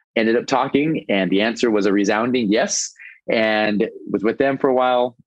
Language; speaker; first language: English; native; English